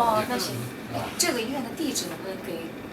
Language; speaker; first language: Chinese; native; Chinese